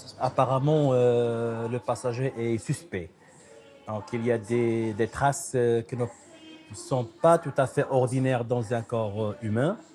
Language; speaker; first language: French; non-native, local second language; Arabic